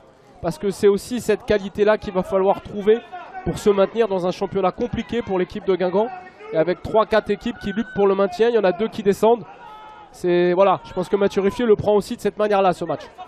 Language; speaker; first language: French; native; French